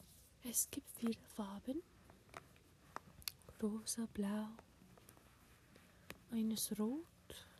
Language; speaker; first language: German; non-native, learner; English